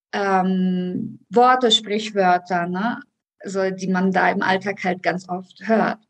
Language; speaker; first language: German; early bilingual, other home language; Russian